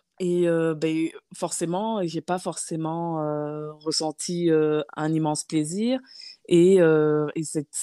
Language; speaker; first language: French; native; French